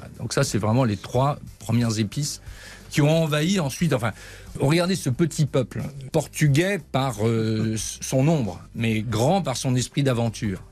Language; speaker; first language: French; native; French